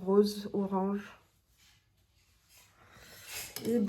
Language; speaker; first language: French; native; French